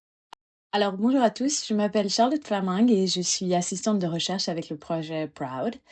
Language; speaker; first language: French; native; French